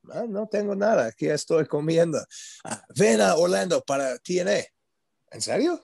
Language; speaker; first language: Spanish; non-native, learner; English